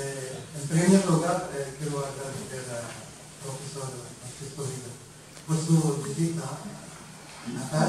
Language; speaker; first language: Spanish; non-native, fluent; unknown